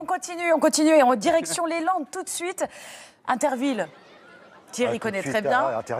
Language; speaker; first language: French; native; French